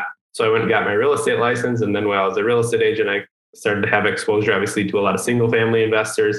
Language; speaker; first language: English; native; English